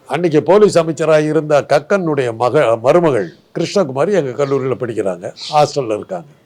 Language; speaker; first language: Tamil; non-native, local second language; Telugu